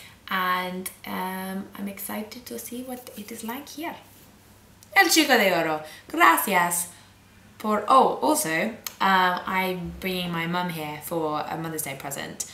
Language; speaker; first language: English; native; English